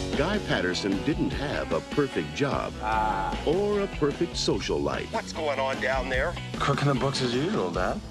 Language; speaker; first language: English; native; English